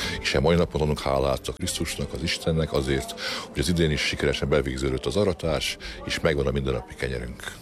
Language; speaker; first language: Hungarian; non-native, local second language; Croatian